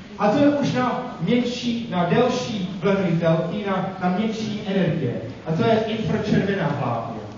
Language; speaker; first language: Czech; non-native, fluent; English